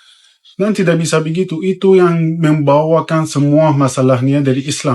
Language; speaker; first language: Indonesian; non-native, fluent; Persian